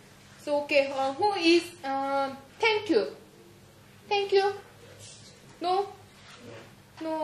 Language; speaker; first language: English; non-native, learner; Korean